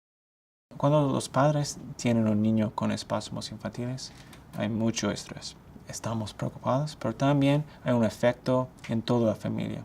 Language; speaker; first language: Spanish; non-native, fluent; English